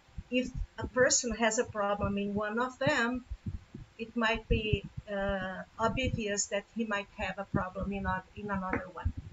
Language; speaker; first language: English; non-native, fluent; Portuguese